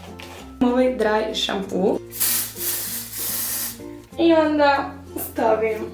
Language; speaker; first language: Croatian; early bilingual, heritage; Spanish